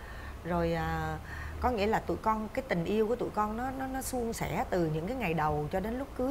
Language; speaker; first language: Vietnamese; native; Vietnamese